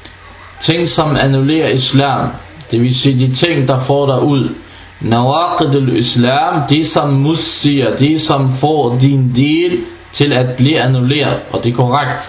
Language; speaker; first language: Danish; early bilingual, other home language; Arabic